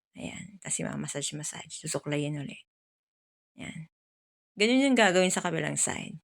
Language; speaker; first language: Filipino; native; Filipino